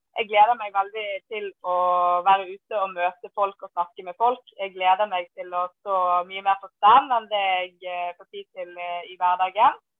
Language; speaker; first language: Norwegian; native; Norwegian